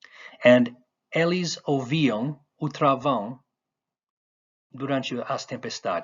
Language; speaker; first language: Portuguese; non-native, fluent; English